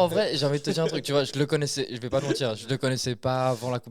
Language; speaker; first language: French; native; French